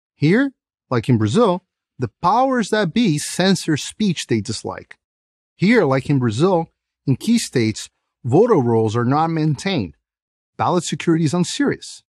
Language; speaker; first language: English; non-native, fluent; Portuguese